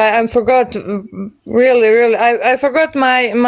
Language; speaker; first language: English; non-native, learner; Bosnian